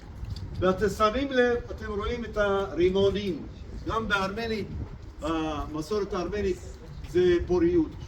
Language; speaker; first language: Hebrew; non-native, local second language; Armenian